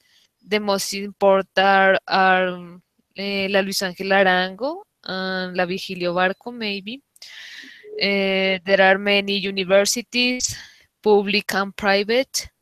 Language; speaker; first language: English; non-native, learner; Spanish